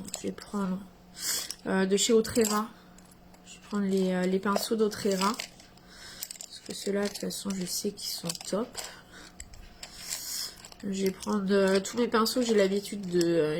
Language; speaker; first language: French; native; French